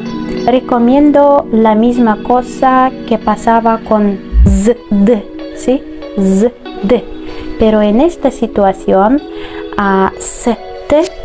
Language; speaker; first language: Spanish; non-native, fluent; Russian